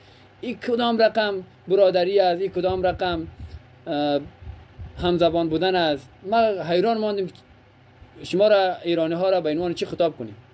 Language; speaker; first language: Persian; native; Persian